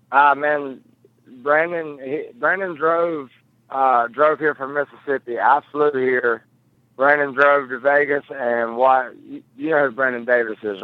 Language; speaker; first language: English; native; English